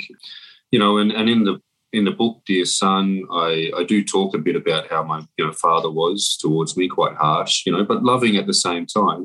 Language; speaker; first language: English; native; English